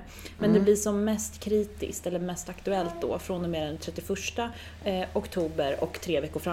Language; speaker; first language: Swedish; native; Swedish